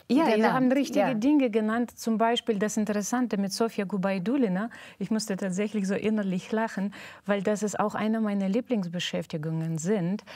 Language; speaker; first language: German; non-native, fluent; Russian